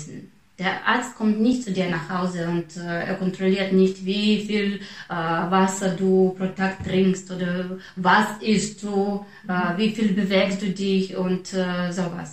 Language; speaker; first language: German; non-native, fluent; Russian